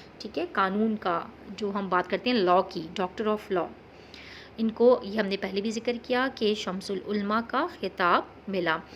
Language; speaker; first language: Urdu; non-native, local second language; Pashto